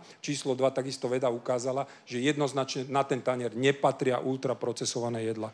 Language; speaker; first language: Slovak; non-native, local second language; Hungarian